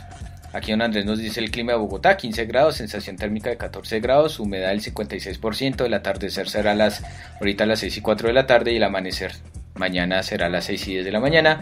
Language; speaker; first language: Spanish; native; Spanish